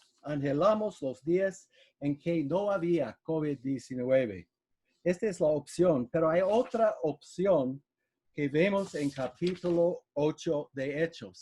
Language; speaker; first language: Spanish; non-native, fluent; English